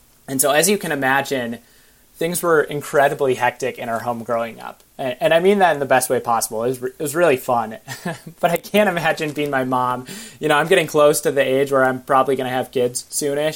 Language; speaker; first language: English; native; English